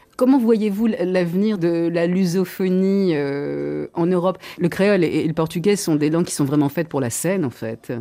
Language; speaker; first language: French; native; French